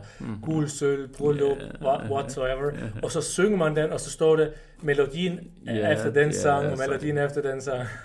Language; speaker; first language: Danish; non-native, fluent; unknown